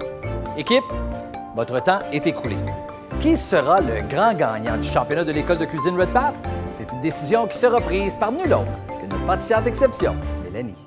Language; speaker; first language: French; native; French